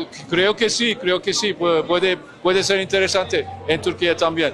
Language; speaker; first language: Spanish; non-native, fluent; Turkish